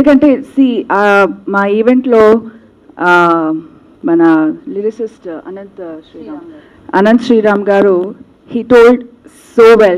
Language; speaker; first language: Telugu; non-native, local second language; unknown